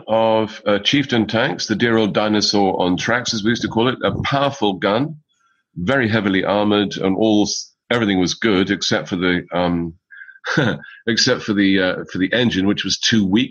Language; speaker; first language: English; native; English